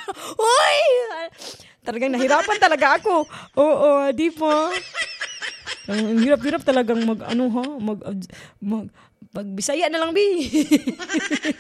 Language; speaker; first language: Filipino; non-native, local second language; Cebuano